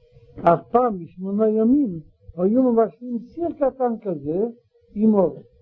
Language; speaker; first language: Hebrew; non-native, learner; Russian